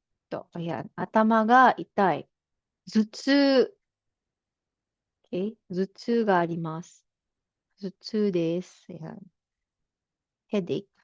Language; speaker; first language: Japanese; non-native, fluent; Filipino